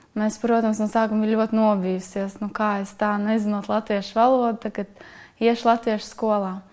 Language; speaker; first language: Latvian; non-native, local second language; Russian